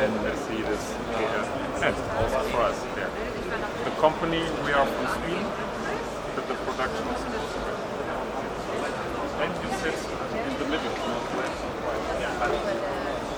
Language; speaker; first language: English; non-native, learner; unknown